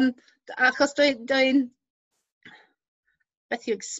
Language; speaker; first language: Welsh; non-native, local second language; English